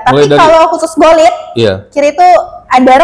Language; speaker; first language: Indonesian; native; Indonesian